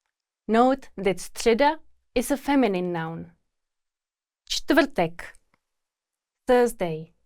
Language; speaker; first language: English; non-native, fluent; Czech